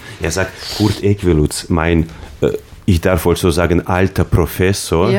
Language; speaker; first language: German; native; German